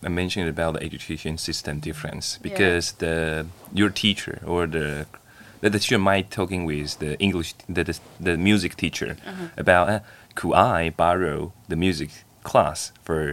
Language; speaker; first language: English; non-native, learner; Chinese